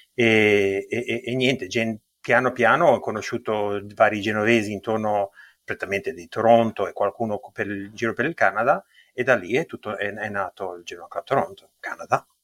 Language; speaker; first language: Italian; early bilingual, heritage; Italian